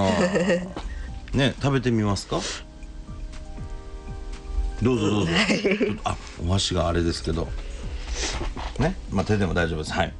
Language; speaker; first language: Japanese; native; Japanese